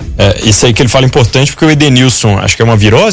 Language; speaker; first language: Portuguese; native; Portuguese